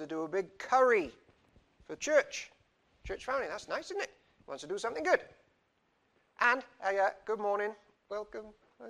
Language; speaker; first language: English; native; English